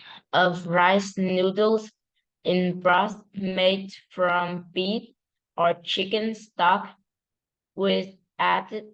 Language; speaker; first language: English; non-native, learner; Vietnamese